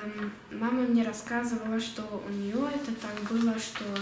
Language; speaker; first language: Russian; early bilingual, heritage; Russian